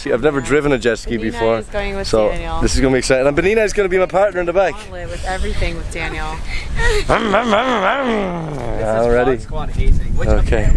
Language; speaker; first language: English; native; English